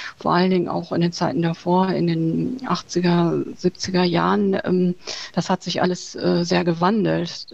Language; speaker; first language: German; early bilingual, other home language; Chinese